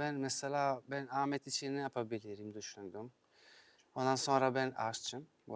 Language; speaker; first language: Turkish; non-native, fluent; Italian